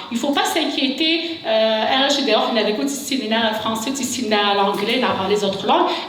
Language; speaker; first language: French; non-native, local second language; Kabyle